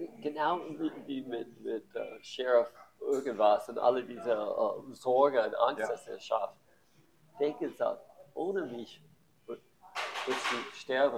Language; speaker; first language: German; non-native, learner; English